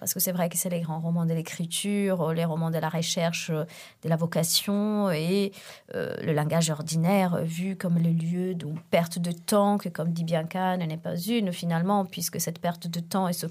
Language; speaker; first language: French; non-native, fluent; Italian